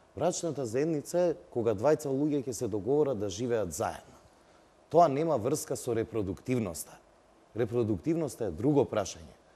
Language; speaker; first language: Macedonian; non-native, local second language; Albanian